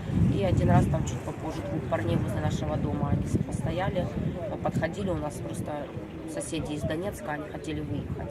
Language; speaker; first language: Russian; native; Russian